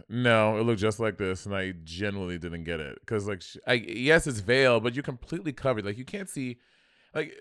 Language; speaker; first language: English; native; English